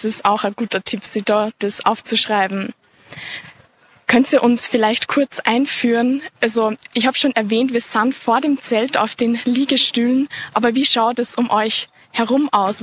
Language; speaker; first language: German; native; German